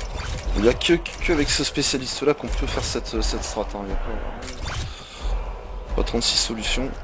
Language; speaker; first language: French; native; French